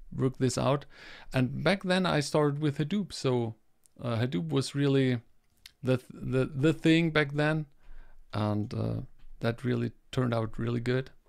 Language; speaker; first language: English; non-native, fluent; German